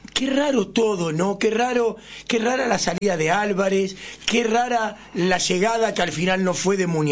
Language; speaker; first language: Spanish; native; Spanish